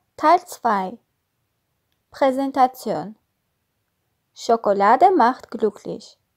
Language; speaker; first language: German; non-native, learner; Russian